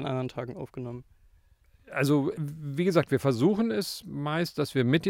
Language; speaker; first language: German; native; German